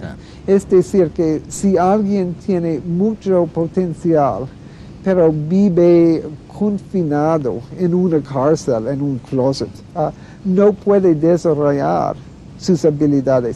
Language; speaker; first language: Spanish; non-native, fluent; English